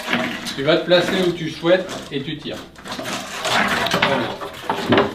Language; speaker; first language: French; native; French